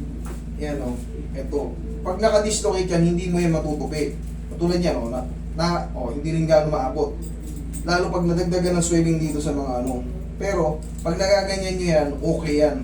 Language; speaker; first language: Filipino; native; Filipino